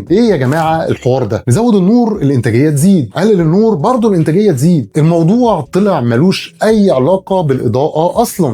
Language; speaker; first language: Arabic; native; Arabic